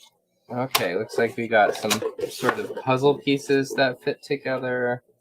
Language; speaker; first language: English; native; English